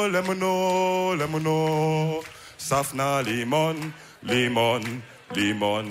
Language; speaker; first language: German; early bilingual, other home language; Wolof